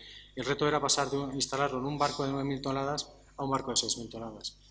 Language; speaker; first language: Spanish; native; Spanish